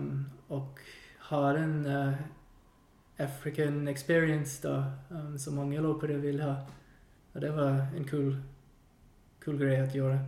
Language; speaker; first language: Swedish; non-native, fluent; English